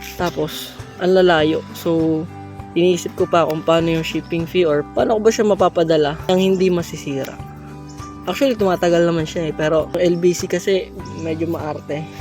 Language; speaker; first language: Filipino; non-native, local second language; Cebuano